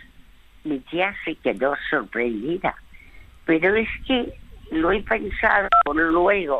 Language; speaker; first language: Spanish; early bilingual, other home language; French